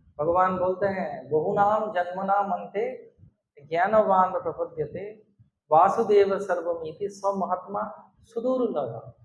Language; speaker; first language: Hindi; non-native, local second language; Bangla